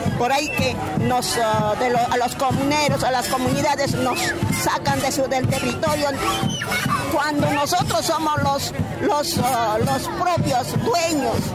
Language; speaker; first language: Spanish; non-native, local second language; Aymara